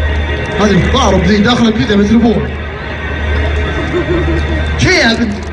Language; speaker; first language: Arabic; native; Arabic